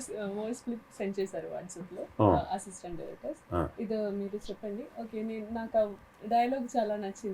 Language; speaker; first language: Telugu; non-native, fluent; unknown